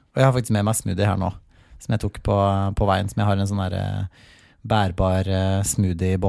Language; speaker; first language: Norwegian; native; Norwegian